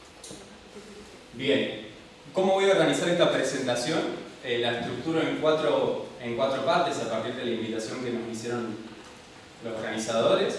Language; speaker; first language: Spanish; native; Spanish